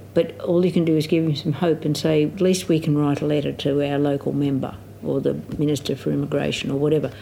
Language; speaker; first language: English; native; English